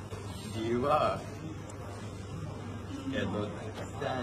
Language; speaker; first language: Japanese; non-native, fluent; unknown